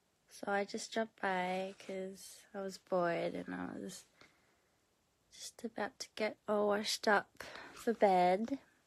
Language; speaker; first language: English; early bilingual, other home language; Korean